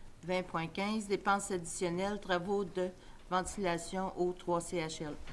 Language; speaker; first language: French; native; French